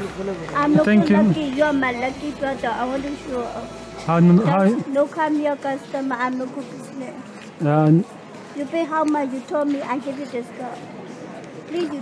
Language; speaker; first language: English; non-native, learner; Burmese